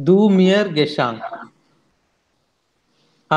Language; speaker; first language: German; non-native, learner; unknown